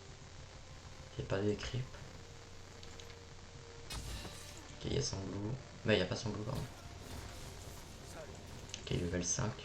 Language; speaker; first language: French; native; French